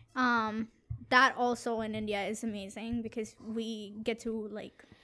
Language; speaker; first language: English; non-native, local second language; Gujarati